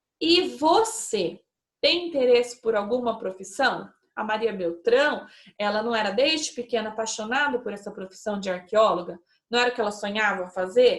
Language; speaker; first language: Portuguese; native; Portuguese